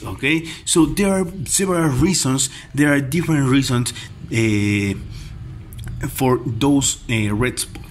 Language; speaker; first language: English; non-native, fluent; Spanish